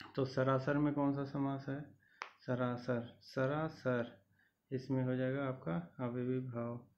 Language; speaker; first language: Hindi; native; Hindi